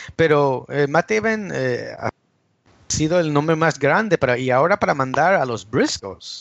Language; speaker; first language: Spanish; early bilingual, heritage; English